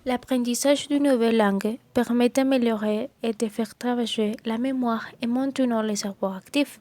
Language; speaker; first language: French; non-native, learner; Spanish